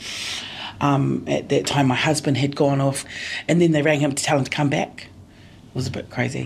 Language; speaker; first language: English; native; English